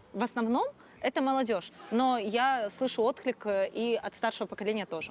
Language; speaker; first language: Russian; non-native, local second language; Crimean Tatar